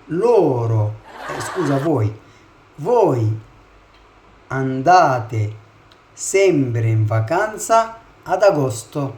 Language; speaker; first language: Italian; non-native, fluent; Arabic